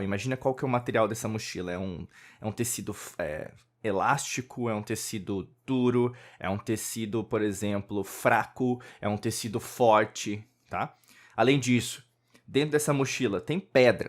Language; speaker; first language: Portuguese; native; Portuguese